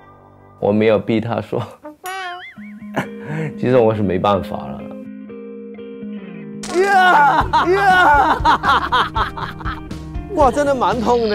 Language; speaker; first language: Chinese; non-native, local second language; Cantonese